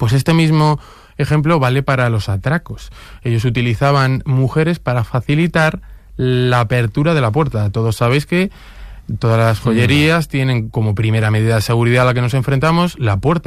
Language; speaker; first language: Spanish; native; Spanish